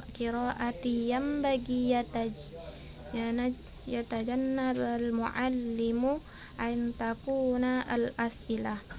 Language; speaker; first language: Arabic; non-native, learner; Indonesian